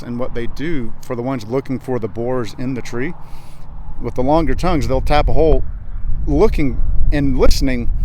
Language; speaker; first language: English; native; English